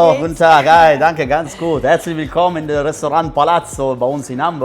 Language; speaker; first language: German; non-native, fluent; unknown